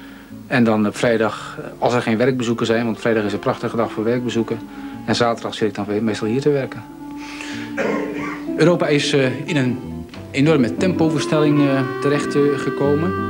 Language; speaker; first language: Dutch; native; Dutch